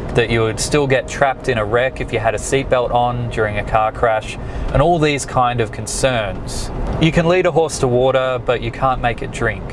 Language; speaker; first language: English; native; English